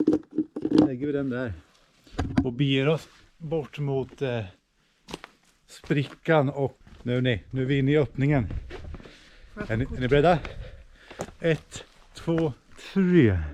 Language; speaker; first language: Swedish; native; Swedish